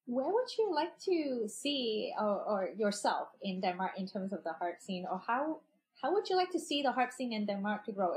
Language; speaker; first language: English; non-native, local second language; Cantonese